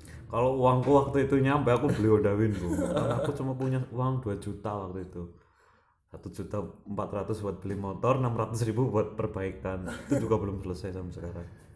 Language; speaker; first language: Indonesian; non-native, local second language; Javanese